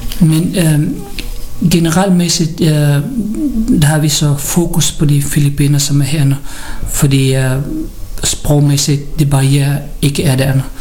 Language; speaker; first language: Danish; early bilingual, other home language; Filipino